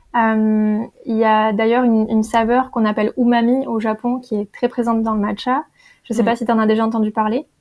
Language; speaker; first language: French; native; French